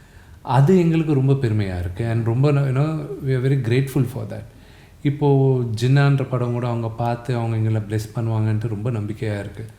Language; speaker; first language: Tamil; non-native, local second language; Telugu